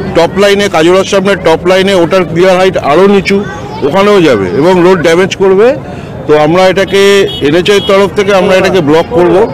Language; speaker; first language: Bangla; native; Bangla